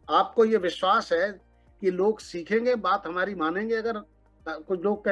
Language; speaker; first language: Hindi; native; Hindi